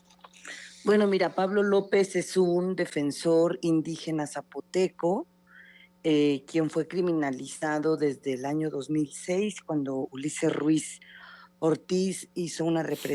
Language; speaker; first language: Spanish; native; Spanish